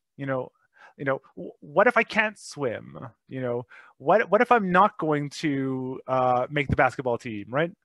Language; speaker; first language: English; native; English